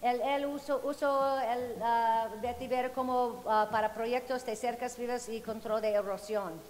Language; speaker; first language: Spanish; non-native, fluent; English